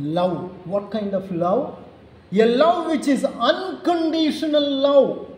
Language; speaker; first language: English; non-native, local second language; Kannada